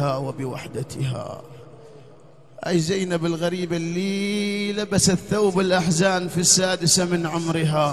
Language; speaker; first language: Arabic; native; Arabic